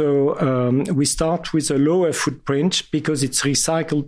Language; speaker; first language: English; non-native, fluent; French